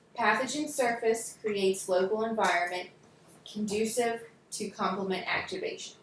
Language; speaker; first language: English; native; English